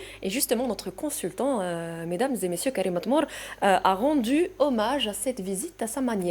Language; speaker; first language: French; native; French